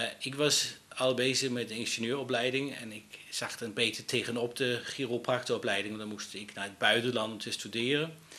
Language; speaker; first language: Dutch; non-native, fluent; Danish